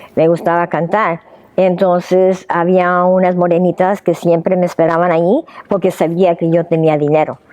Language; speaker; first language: Spanish; early bilingual, heritage; Spanish